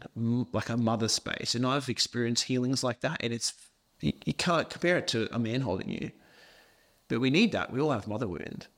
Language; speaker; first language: English; native; English